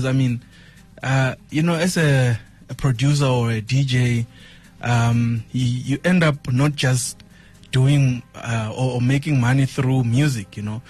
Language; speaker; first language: English; non-native, local second language; Venda